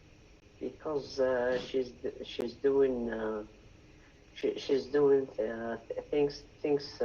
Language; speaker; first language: English; non-native, learner; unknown